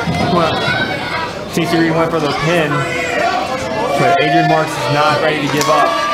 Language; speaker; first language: English; native; English